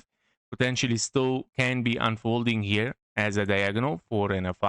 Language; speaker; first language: English; non-native, fluent; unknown